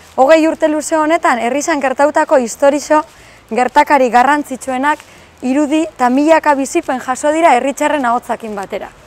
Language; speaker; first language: Basque; native; Basque